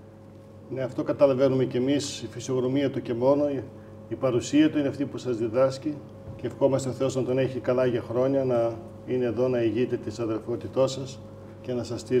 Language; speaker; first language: Greek; native; Greek